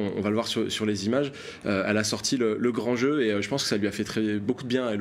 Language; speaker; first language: French; native; French